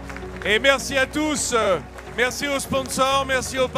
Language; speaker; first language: French; native; French